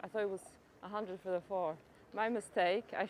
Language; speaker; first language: English; non-native, fluent; French